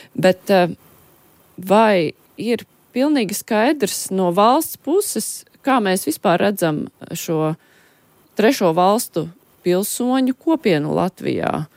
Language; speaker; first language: Latvian; native; Latvian